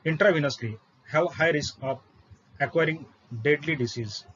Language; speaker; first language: English; non-native, local second language; Marathi